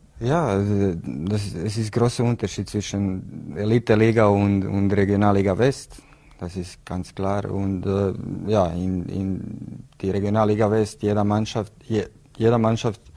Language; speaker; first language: German; non-native, learner; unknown